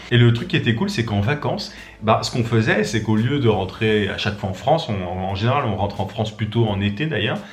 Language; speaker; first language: French; native; French